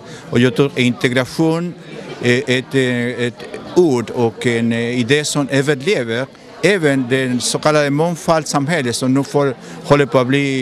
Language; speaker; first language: Swedish; non-native, fluent; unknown